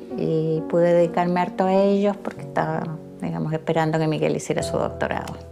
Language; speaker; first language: Spanish; native; Spanish